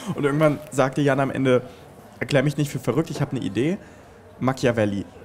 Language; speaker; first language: German; early bilingual, other home language; Russian